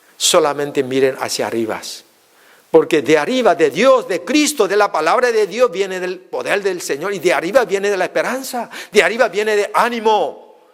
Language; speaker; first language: Spanish; non-native, fluent; Korean